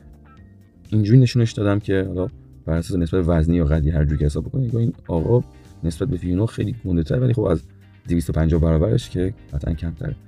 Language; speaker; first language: Persian; native; Persian